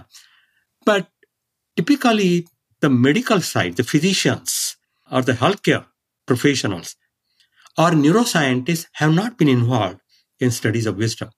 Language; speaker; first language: English; non-native, local second language; Marathi